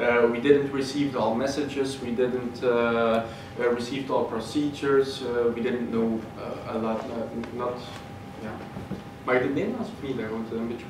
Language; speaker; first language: English; non-native, learner; Dutch